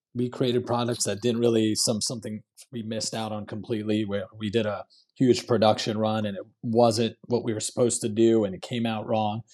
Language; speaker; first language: English; non-native, local second language; Cantonese